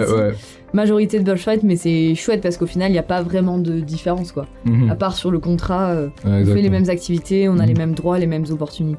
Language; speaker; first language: French; native; French